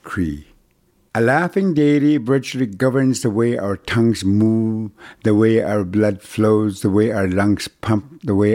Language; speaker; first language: English; non-native, fluent; Cree